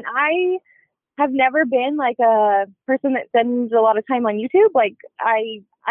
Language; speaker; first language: English; native; English